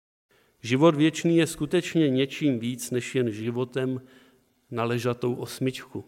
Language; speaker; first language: Czech; native; Czech